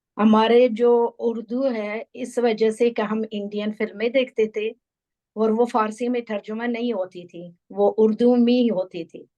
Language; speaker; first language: Urdu; non-native, fluent; Persian